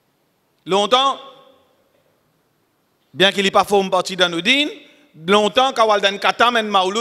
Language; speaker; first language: French; non-native, local second language; Morisyen